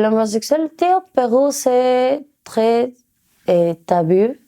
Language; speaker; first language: French; non-native, learner; Spanish